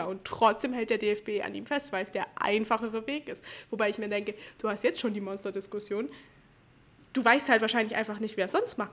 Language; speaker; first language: German; native; German